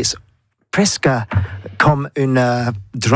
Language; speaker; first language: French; non-native, learner; English